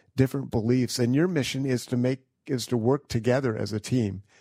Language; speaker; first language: English; native; English